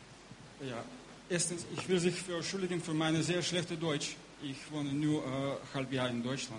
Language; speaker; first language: German; non-native, learner; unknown